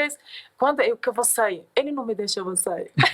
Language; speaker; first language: Portuguese; non-native, learner; Arabic